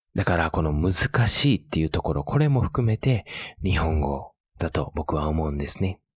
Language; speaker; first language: Japanese; native; Japanese